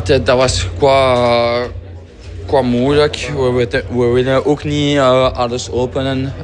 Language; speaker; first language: Dutch; non-native, fluent; French